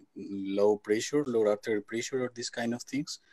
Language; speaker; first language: English; non-native, fluent; Russian